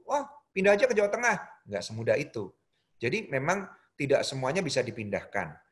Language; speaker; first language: Indonesian; native; Indonesian